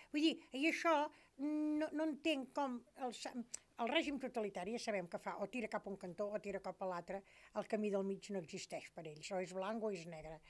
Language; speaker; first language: Catalan; native; Catalan